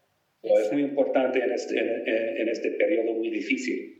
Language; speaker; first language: Spanish; non-native, fluent; English